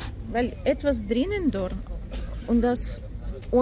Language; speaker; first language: German; non-native, learner; Russian